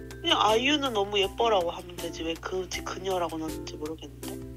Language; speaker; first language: Korean; native; Korean